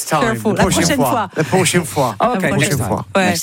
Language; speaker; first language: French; non-native, learner; English